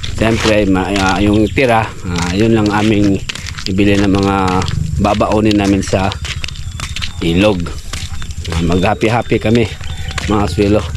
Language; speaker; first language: Filipino; non-native, local second language; Cebuano